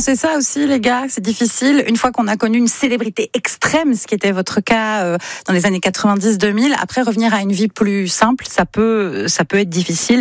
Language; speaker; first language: French; native; French